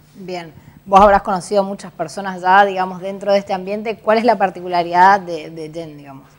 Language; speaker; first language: Spanish; native; Spanish